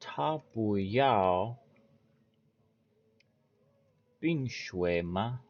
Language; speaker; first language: Chinese; non-native, learner; English